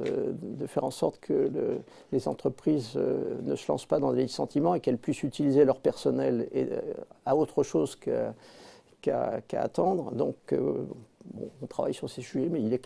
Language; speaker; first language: French; native; French